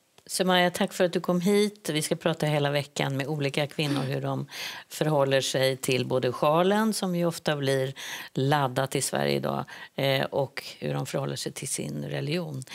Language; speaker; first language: Swedish; native; Swedish